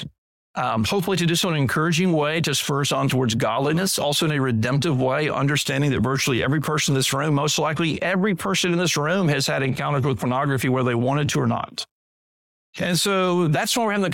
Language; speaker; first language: English; native; English